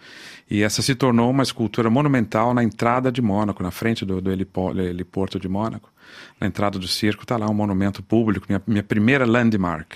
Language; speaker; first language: Portuguese; native; Portuguese